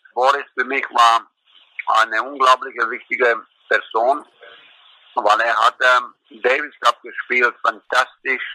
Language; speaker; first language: German; non-native, fluent; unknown